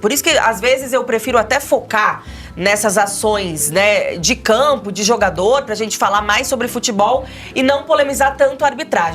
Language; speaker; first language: Portuguese; native; Portuguese